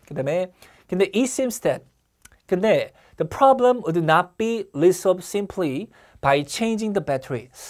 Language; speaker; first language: English; non-native, fluent; Korean